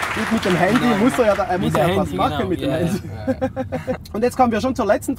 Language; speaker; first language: German; native; German